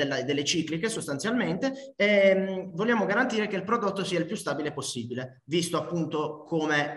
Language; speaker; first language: Italian; native; Italian